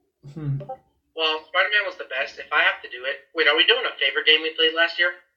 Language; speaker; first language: English; native; English